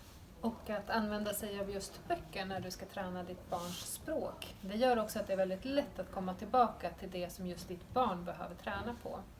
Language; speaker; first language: Swedish; native; Swedish